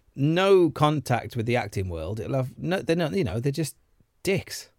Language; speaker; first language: English; native; English